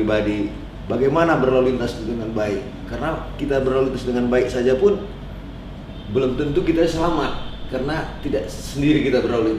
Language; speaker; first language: Indonesian; native; Indonesian